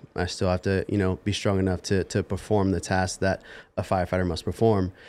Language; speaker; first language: English; native; English